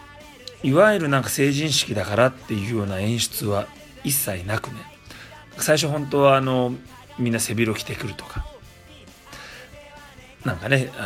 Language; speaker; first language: Japanese; native; Japanese